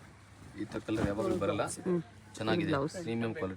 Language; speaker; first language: Kannada; non-native, local second language; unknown